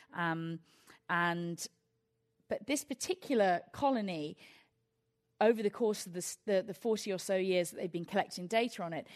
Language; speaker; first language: English; native; English